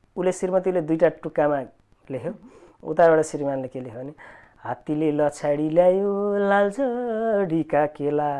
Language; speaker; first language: Nepali; native; Nepali